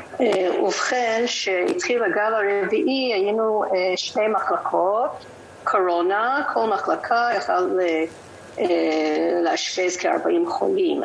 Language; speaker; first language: Hebrew; non-native, fluent; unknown